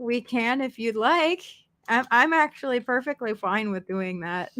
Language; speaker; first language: English; native; English